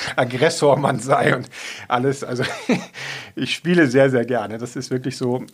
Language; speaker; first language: German; native; German